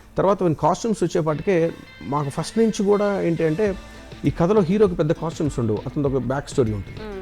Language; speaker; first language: Telugu; native; Telugu